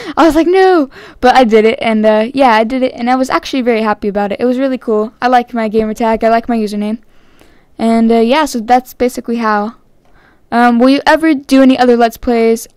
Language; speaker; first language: English; native; English